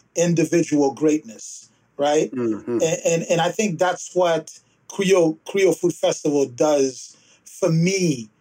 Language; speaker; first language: English; early bilingual, other home language; Haitian Creole